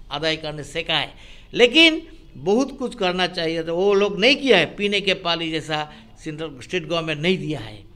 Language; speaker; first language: Hindi; non-native, local second language; Bangla